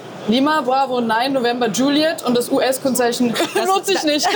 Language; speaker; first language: German; native; German